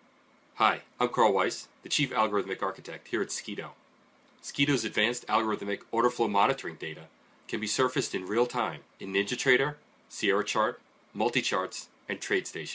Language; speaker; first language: English; native; English